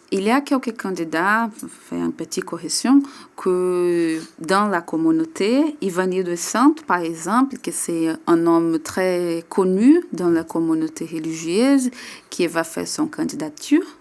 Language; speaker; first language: French; non-native, learner; Portuguese